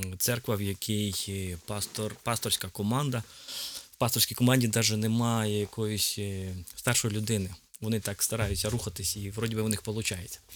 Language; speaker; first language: Ukrainian; native; Ukrainian